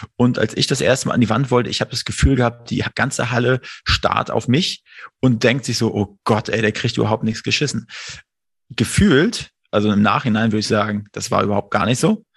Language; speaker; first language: German; native; German